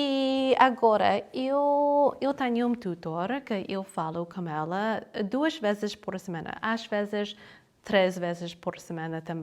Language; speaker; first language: Portuguese; non-native, learner; English